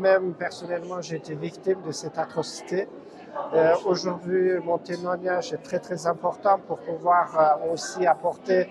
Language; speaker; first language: French; non-native, fluent; Azerbaijani